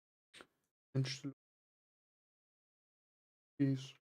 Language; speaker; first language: German; native; German